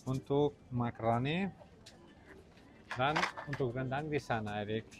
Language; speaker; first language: Indonesian; non-native, learner; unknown